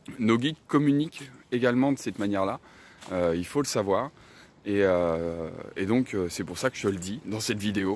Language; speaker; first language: French; native; French